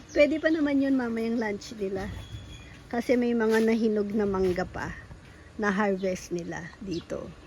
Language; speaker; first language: Filipino; non-native, local second language; Pampanga